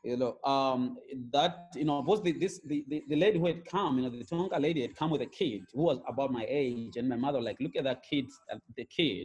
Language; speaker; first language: English; non-native, local second language; Shona